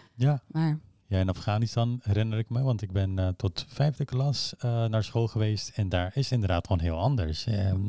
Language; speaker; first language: Dutch; early bilingual, other home language; Persian